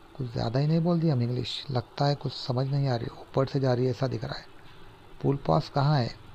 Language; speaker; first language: Hindi; non-native, local second language; Urdu